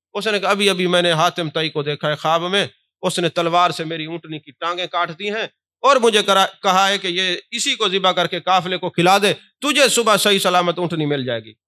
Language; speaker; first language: Urdu; non-native, local second language; Punjabi